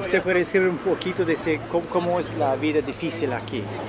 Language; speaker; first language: Spanish; non-native, fluent; English